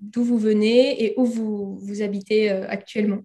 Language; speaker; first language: French; native; French